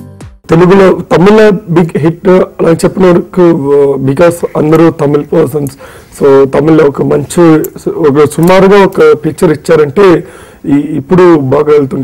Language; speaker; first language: Telugu; non-native, learner; Tamil